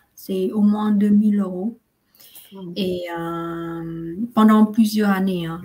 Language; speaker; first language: French; non-native, fluent; Vietnamese